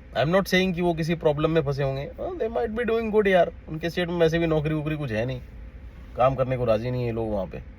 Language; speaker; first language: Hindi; native; Hindi